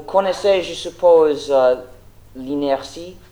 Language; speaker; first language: French; non-native, fluent; English